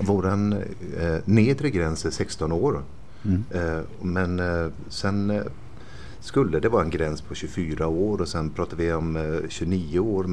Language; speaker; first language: Swedish; native; Swedish